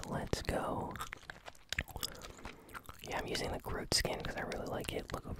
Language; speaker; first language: English; native; English